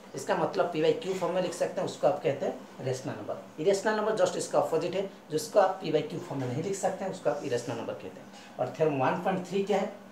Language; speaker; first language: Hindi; non-native, local second language; Bangla